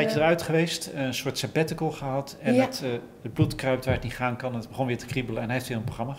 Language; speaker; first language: Dutch; native; Dutch